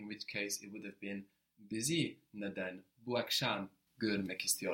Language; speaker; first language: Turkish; non-native, fluent; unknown